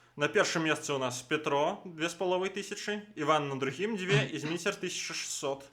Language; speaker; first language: Belarusian; non-native, local second language; Russian